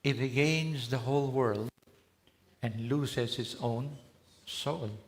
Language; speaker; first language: English; non-native, local second language; Filipino